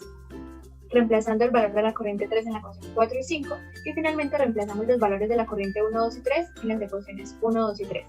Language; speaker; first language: Spanish; native; Spanish